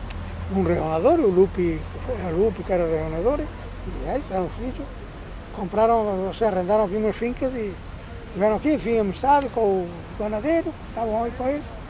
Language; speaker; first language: Portuguese; non-native, local second language; Spanish